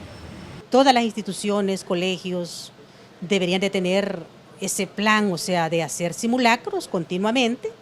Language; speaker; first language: Spanish; native; Spanish